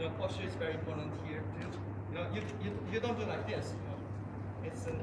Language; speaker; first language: English; non-native, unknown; Japanese